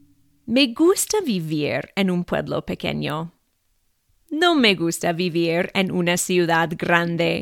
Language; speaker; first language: Spanish; non-native, fluent; English